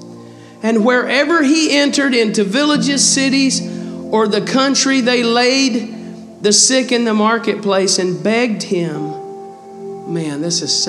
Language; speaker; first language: English; native; English